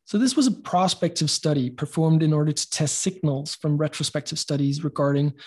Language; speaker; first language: English; non-native, fluent; Danish